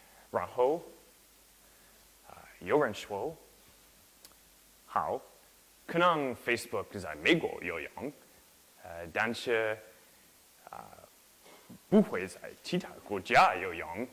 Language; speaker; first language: Chinese; non-native, learner; English